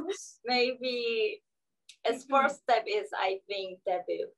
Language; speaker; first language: English; non-native, learner; Korean